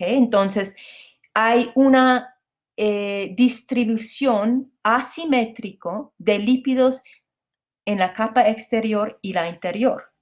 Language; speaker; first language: Spanish; non-native, fluent; English